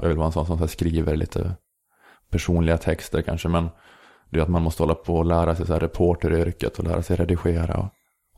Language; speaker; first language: Swedish; native; Swedish